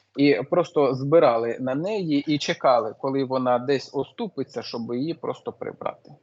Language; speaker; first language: Ukrainian; non-native, local second language; Russian